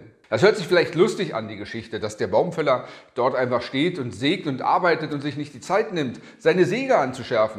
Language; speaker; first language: German; native; German